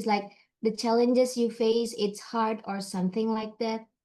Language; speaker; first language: English; non-native, learner; Indonesian